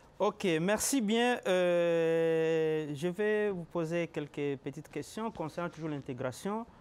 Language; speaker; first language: French; non-native, local second language; Lingala